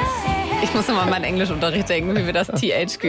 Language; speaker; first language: German; native; German